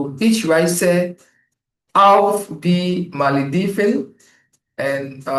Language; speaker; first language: German; non-native, fluent; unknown